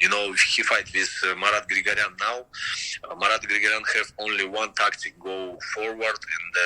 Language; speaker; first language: English; non-native, learner; Russian